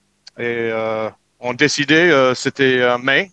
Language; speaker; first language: French; non-native, learner; English